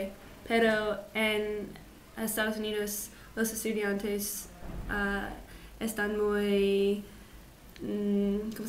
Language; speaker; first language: Spanish; non-native, learner; English